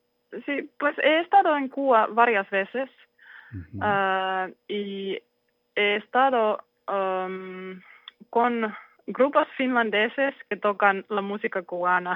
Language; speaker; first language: Spanish; non-native, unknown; Finnish